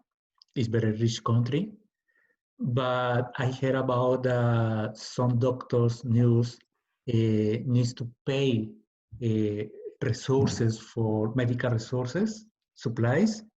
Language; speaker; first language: English; non-native, learner; Spanish